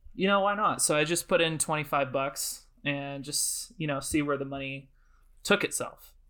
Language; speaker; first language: English; native; English